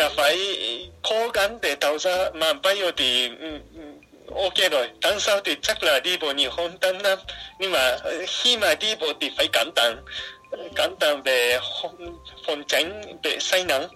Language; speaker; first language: Vietnamese; non-native, fluent; Japanese